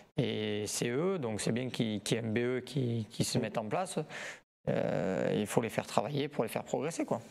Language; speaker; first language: French; native; French